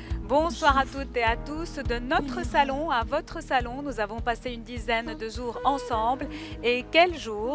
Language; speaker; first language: French; native; French